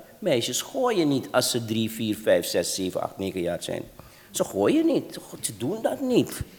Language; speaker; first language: Dutch; native; Dutch